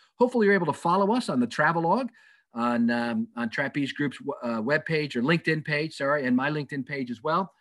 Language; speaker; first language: English; native; English